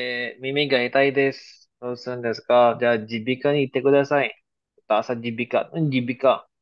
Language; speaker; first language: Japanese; non-native, fluent; Filipino